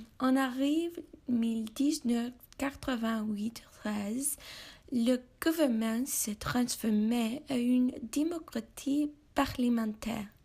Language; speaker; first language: French; non-native, learner; English